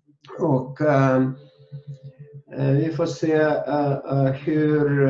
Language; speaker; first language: Swedish; non-native, fluent; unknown